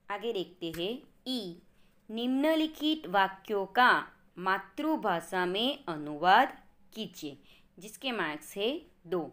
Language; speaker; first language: Hindi; non-native, local second language; Gujarati